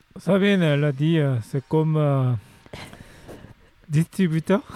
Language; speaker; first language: French; non-native, learner; Korean